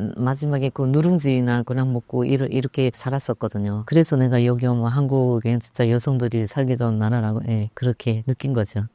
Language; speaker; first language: Korean; native; Korean